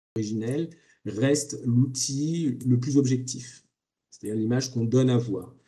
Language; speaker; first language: French; native; French